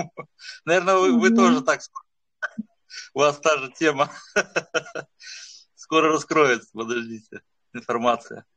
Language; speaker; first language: Russian; native; Russian